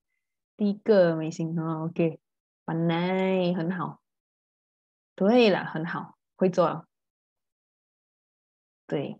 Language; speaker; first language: Chinese; native; Chinese